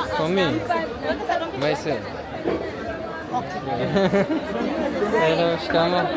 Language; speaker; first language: English; non-native, learner; French